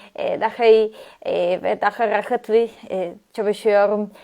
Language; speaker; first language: Turkish; non-native, learner; Serbian